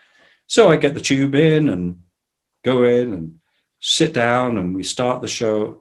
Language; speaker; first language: English; native; English